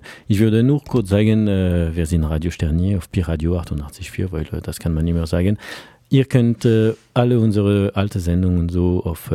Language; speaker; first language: German; non-native, fluent; French